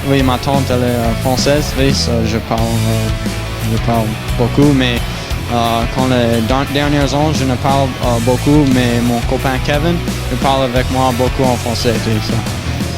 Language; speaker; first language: French; non-native, learner; English